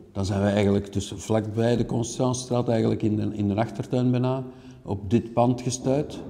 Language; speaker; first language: Dutch; native; Dutch